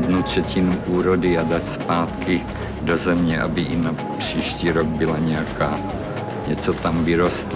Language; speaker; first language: Czech; non-native, local second language; Slovak